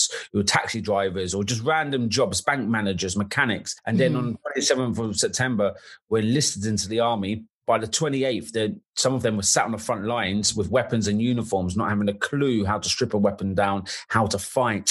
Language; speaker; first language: English; native; English